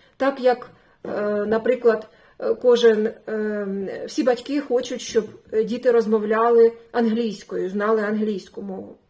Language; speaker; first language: Ukrainian; non-native, local second language; Russian